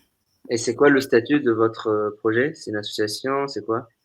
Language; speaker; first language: French; non-native, local second language; Arabic